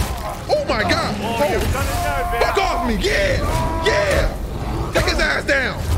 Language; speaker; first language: English; native; English